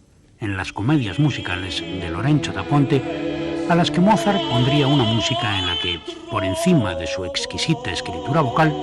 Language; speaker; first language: Spanish; native; Spanish